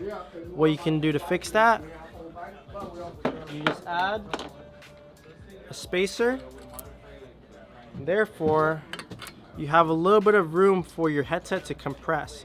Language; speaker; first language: English; native; English